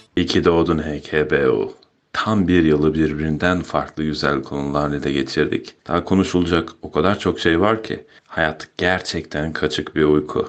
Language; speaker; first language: Turkish; early bilingual, heritage; Turkish